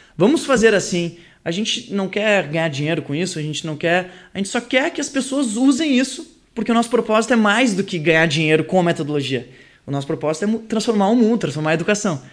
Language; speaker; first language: Portuguese; early bilingual, other home language; French